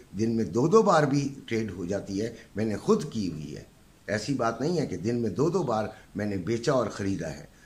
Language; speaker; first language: Urdu; native; Urdu